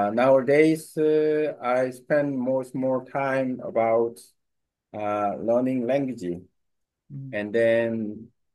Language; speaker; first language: English; non-native, learner; Korean